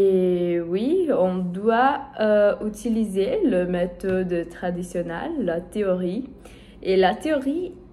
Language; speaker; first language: French; non-native, learner; Portuguese